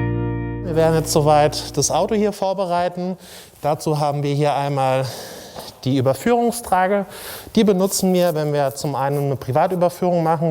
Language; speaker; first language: German; early bilingual, other home language; Spanish